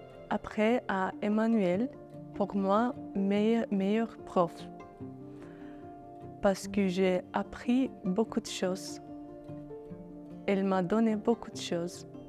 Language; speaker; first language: French; non-native, learner; Bulgarian